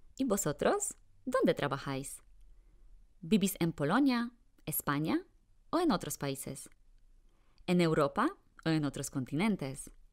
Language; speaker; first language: Spanish; non-native, fluent; Polish